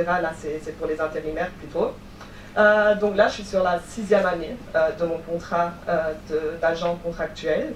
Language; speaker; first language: French; native; French